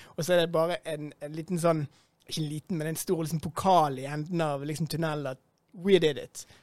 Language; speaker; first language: Norwegian; native; Norwegian